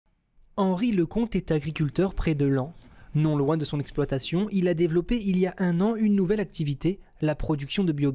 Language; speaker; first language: French; native; French